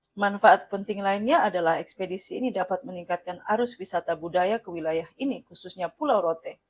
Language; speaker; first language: Indonesian; non-native, fluent; Russian